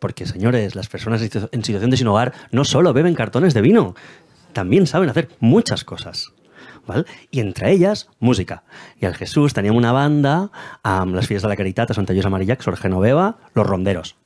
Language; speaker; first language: Spanish; non-native, local second language; Catalan